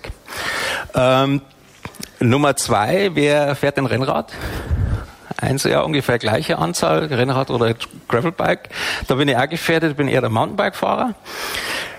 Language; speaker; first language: German; native; German